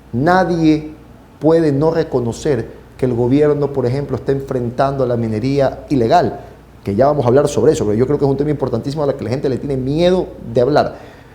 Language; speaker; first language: Spanish; native; Spanish